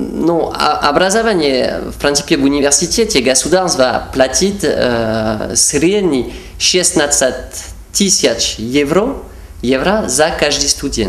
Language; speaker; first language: Russian; non-native, fluent; French